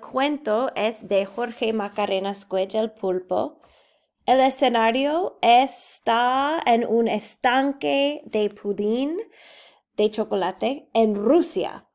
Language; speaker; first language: Spanish; non-native, fluent; English